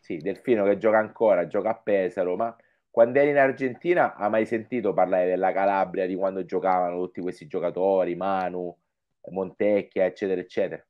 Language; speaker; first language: Italian; native; Italian